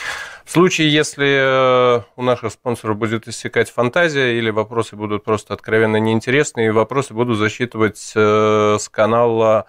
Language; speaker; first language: Russian; native; Russian